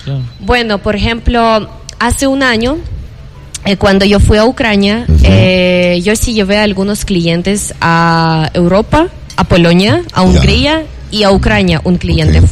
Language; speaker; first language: Spanish; non-native, fluent; Ukrainian